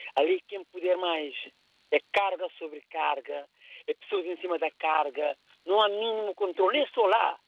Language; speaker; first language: Portuguese; non-native, local second language; Kabuverdianu